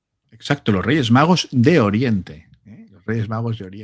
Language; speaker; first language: Spanish; native; Spanish